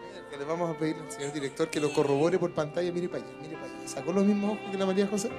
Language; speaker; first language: Spanish; native; Spanish